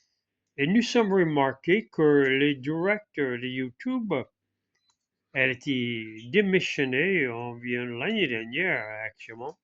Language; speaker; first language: French; non-native, fluent; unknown